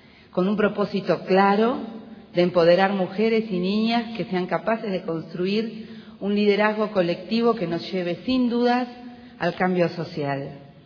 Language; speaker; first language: Spanish; native; Spanish